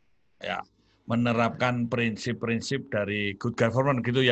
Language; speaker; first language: Indonesian; native; Indonesian